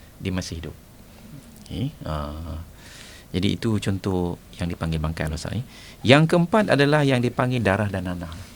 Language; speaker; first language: Malay; native; Malay